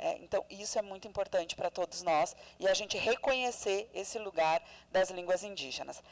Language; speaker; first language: Portuguese; non-native, local second language; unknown